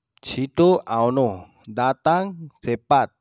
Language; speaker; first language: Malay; non-native, learner; Nepali